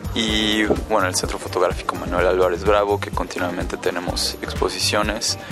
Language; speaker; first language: Spanish; native; Spanish